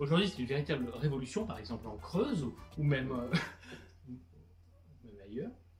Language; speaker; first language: French; native; French